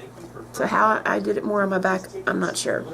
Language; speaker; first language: English; native; English